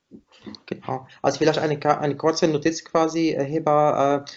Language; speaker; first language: German; non-native, fluent; Arabic